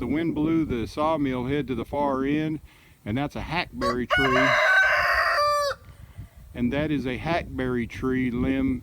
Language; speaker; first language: English; native; English